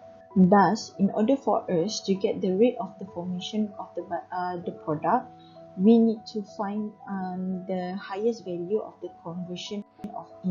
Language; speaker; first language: English; non-native, local second language; Malay